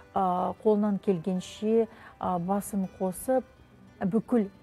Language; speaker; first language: Kazakh; non-native, local second language; Russian